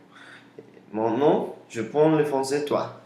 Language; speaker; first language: French; non-native, learner; Spanish